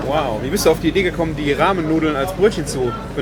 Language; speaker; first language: German; native; German